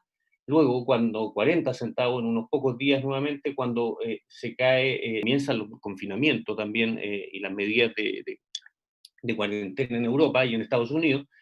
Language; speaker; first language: Spanish; native; Spanish